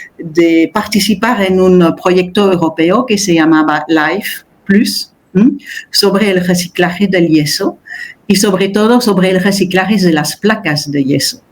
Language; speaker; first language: Spanish; non-native, fluent; French